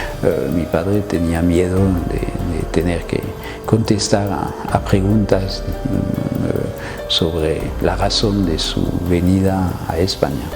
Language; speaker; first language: Spanish; non-native, fluent; French